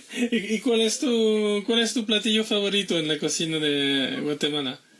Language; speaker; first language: Spanish; non-native, fluent; French